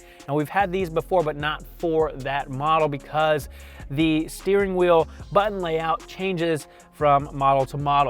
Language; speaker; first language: English; native; English